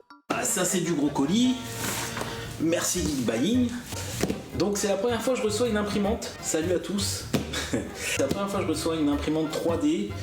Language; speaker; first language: French; native; French